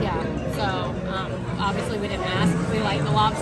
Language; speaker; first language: English; native; English